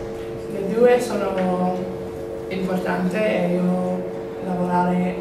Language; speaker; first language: Italian; non-native, learner; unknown